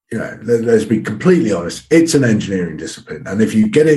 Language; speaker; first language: English; native; English